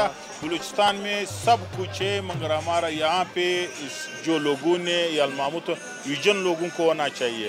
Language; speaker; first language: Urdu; non-native, local second language; Pashto